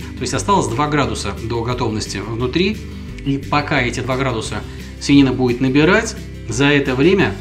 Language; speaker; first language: Russian; native; Russian